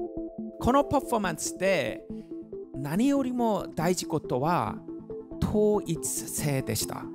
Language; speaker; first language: Japanese; non-native, learner; Korean